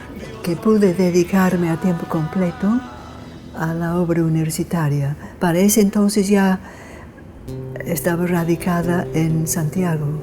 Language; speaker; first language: Spanish; non-native, fluent; English